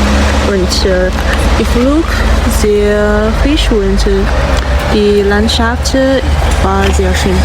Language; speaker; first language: German; non-native, learner; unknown